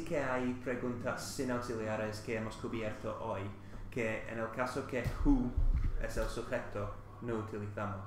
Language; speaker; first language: Spanish; non-native, fluent; English